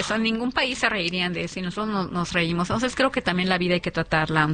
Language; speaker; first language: Spanish; native; Spanish